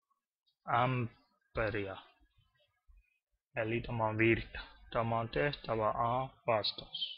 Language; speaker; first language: Finnish; non-native, learner; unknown